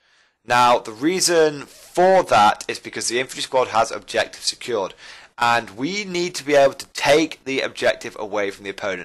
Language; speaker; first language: English; native; English